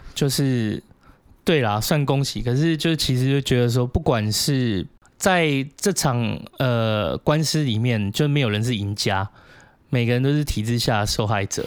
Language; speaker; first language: Chinese; native; Chinese